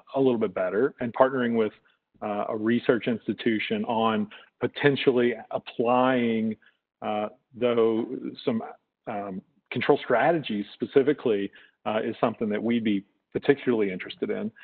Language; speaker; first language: English; native; English